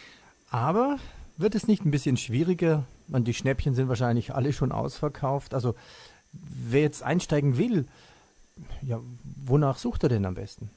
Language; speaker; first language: German; native; German